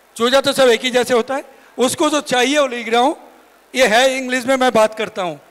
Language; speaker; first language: Hindi; non-native, local second language; Bangla